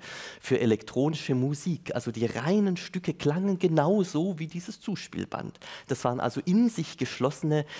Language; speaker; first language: German; native; German